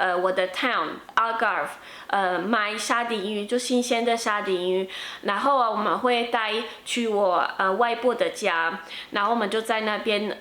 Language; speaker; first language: Chinese; non-native, fluent; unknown